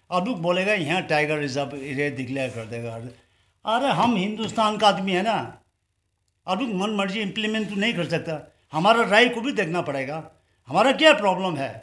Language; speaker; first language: Hindi; non-native, local second language; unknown